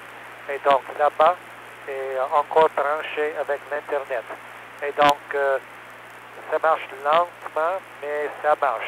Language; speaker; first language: French; non-native, learner; English